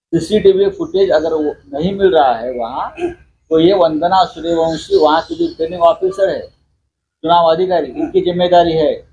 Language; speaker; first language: Hindi; non-native, local second language; Marathi